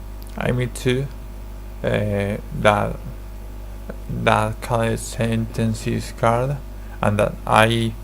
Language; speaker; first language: English; non-native, learner; Spanish